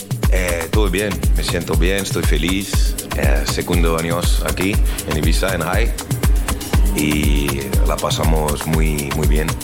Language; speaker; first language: Spanish; non-native, learner; French